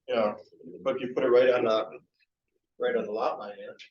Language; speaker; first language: English; native; English